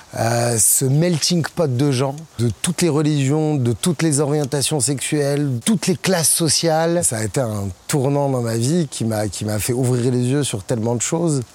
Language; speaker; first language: French; non-native, local second language; Arabic